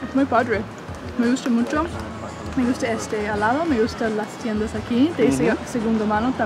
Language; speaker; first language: Spanish; non-native, fluent; English